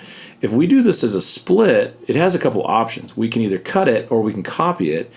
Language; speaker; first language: English; native; English